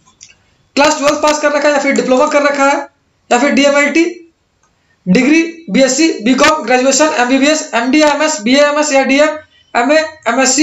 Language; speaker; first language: Hindi; native; Hindi